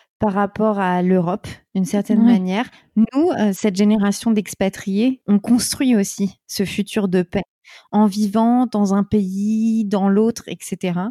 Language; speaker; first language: French; native; French